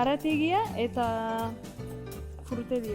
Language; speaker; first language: Basque; non-native, learner; Turkish